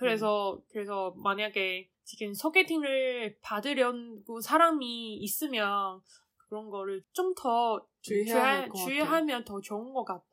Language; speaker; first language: Korean; non-native, learner; Chinese